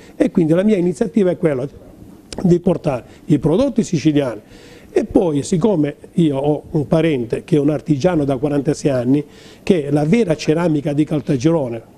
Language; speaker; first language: Italian; native; Italian